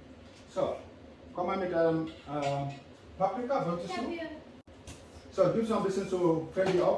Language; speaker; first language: German; non-native, learner; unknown